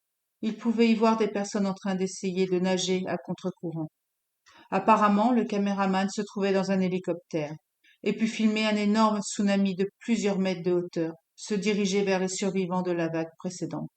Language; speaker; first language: French; native; French